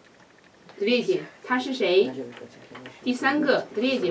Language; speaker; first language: Russian; non-native, learner; Chinese